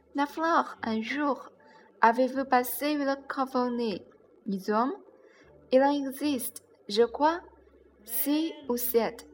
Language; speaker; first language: French; non-native, learner; Chinese